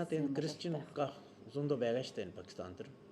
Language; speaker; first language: Mongolian; non-native, learner; Urdu